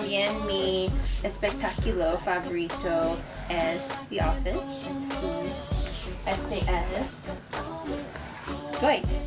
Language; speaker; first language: Spanish; non-native, learner; English